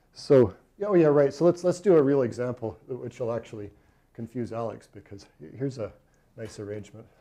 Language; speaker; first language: English; native; English